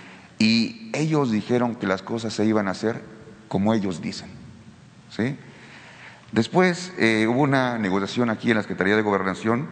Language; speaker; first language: Spanish; native; Spanish